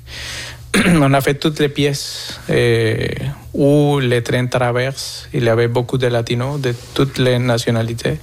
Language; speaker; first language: French; non-native, fluent; Spanish